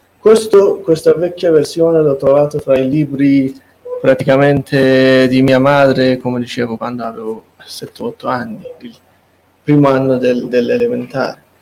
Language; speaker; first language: Italian; non-native, fluent; Persian